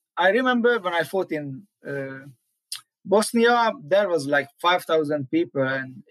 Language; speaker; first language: English; non-native, learner; Hungarian